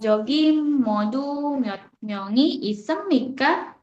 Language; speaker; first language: Korean; non-native, fluent; Indonesian